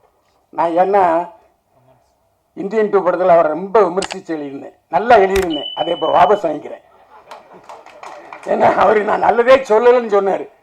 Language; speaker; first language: Tamil; native; Tamil